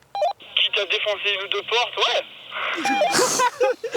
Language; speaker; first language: French; native; French